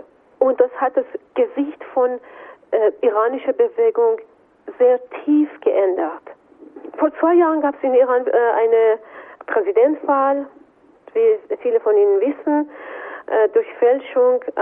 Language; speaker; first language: German; non-native, fluent; Persian